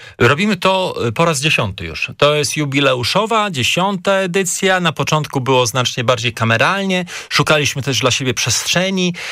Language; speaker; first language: Polish; native; Polish